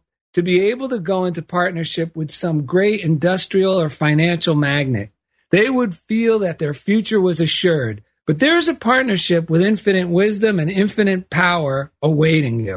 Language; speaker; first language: English; native; English